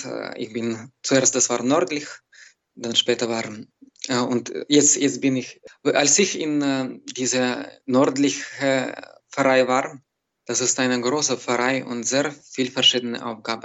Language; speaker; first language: German; non-native, learner; Belarusian